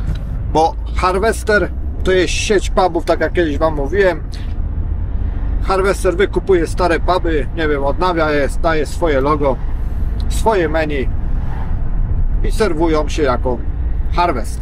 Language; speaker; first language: Polish; native; Polish